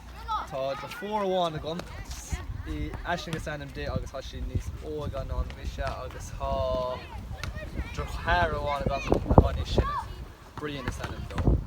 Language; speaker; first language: Irish; non-native, local second language; English